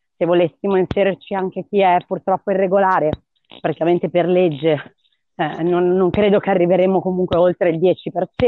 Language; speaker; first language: Italian; early bilingual, other home language; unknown